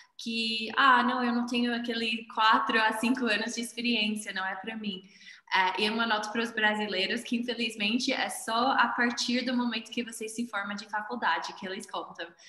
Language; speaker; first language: Portuguese; non-native, fluent; English